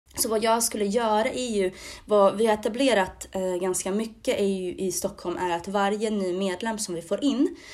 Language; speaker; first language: Swedish; early bilingual, other home language; Hungarian